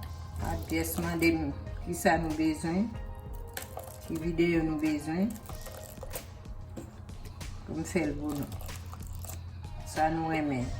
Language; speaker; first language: French; non-native, learner; Haitian Creole